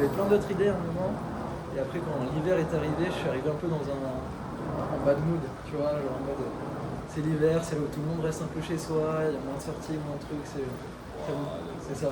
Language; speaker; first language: French; native; French